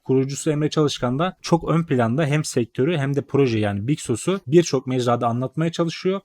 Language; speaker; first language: Turkish; native; Turkish